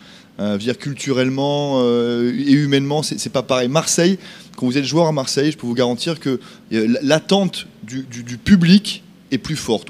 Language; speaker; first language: French; native; French